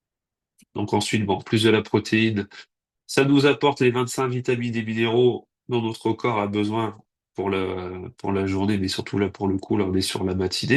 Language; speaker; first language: French; native; French